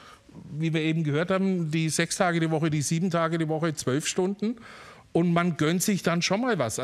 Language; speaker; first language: German; native; German